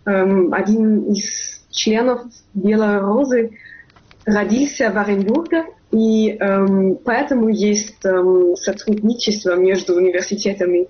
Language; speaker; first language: Russian; non-native, fluent; German